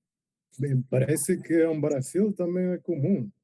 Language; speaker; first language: Portuguese; non-native, learner; Spanish